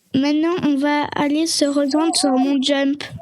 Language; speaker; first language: French; native; French